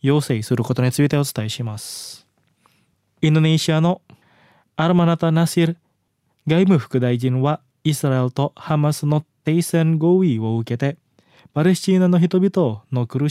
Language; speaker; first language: Japanese; non-native, fluent; Indonesian